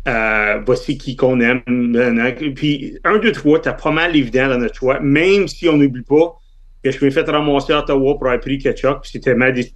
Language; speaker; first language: French; native; French